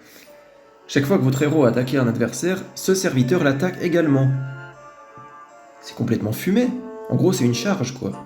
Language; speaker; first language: French; native; French